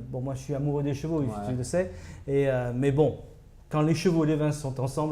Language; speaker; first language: French; native; French